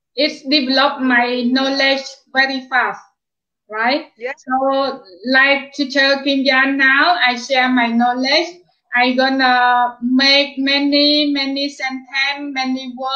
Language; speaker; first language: English; non-native, fluent; Khmer